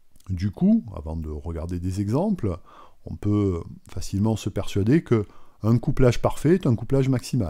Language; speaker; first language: French; native; French